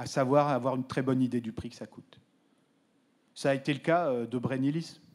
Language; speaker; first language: French; native; French